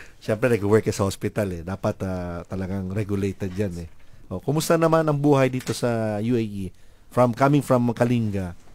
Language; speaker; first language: Filipino; native; Filipino